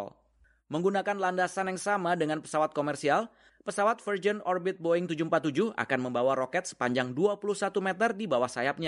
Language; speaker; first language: Indonesian; native; Indonesian